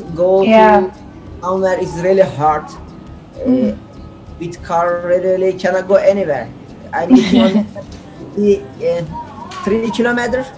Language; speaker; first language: English; non-native, learner; Turkish